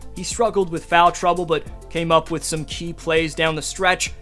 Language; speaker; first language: English; native; English